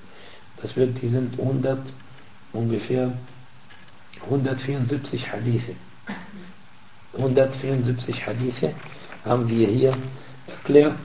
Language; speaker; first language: German; non-native, fluent; Arabic